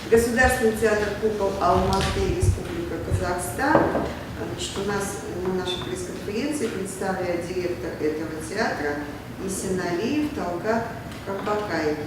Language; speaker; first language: Russian; native; Russian